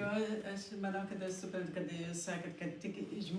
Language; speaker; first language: Lithuanian; non-native, learner; Portuguese